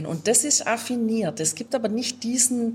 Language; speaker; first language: German; native; German